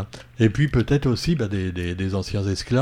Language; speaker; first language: French; native; French